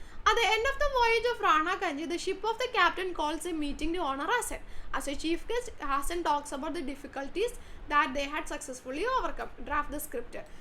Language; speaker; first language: English; non-native, local second language; Malayalam